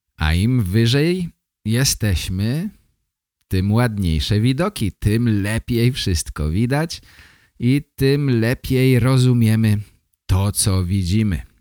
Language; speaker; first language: Polish; native; Polish